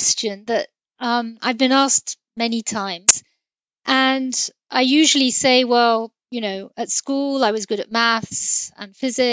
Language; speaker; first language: English; native; English